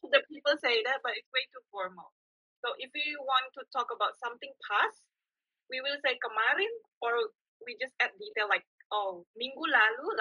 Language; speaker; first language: English; non-native, fluent; Indonesian